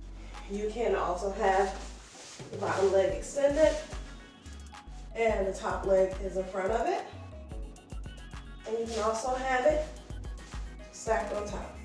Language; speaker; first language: English; native; English